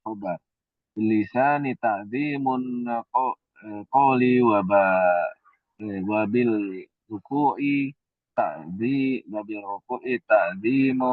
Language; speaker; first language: Arabic; non-native, learner; Indonesian